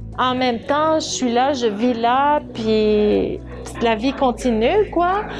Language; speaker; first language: French; early bilingual, other home language; Arabic